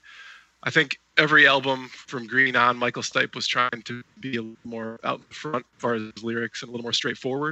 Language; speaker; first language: English; native; English